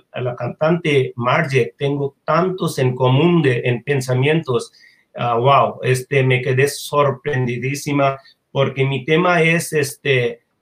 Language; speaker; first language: Spanish; non-native, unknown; Bangla